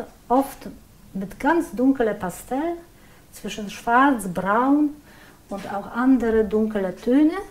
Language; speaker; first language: German; non-native, fluent; Polish